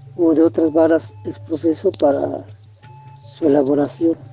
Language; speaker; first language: Spanish; native; Spanish